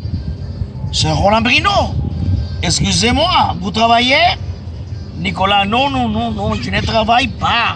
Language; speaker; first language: French; non-native, fluent; Spanish